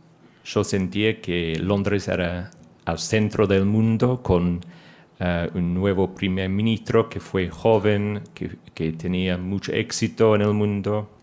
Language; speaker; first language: Spanish; non-native, fluent; English